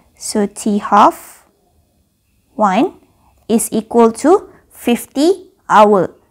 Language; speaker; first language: English; non-native, local second language; Malay